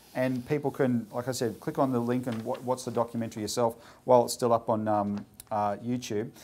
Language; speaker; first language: English; native; English